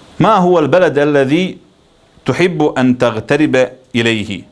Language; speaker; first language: Arabic; non-native, fluent; Bosnian